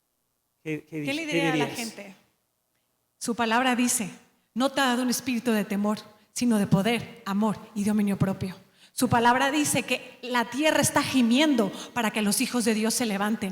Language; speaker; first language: Spanish; native; Spanish